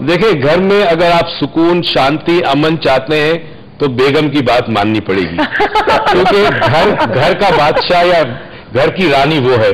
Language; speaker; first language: Urdu; native; Urdu